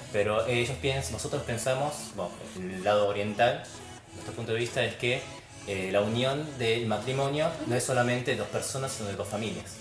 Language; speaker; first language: Spanish; early bilingual, other home language; Korean